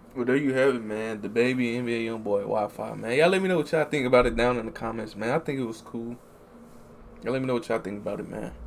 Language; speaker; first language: English; native; English